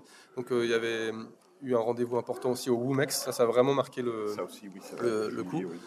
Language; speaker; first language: French; native; French